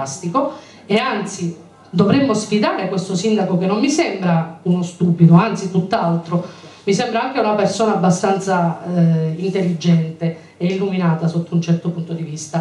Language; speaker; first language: Italian; native; Italian